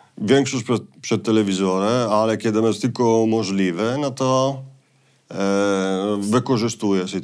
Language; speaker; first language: Polish; non-native, fluent; Italian